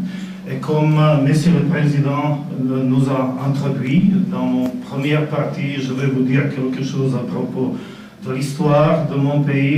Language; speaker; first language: French; non-native, fluent; Slovak